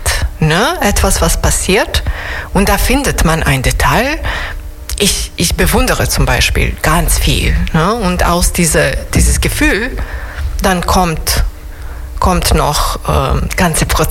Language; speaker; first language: German; non-native, fluent; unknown